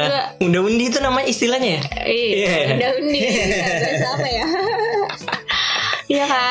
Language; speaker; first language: Indonesian; native; Indonesian